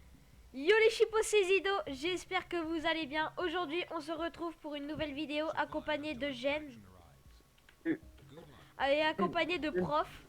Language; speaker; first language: French; native; French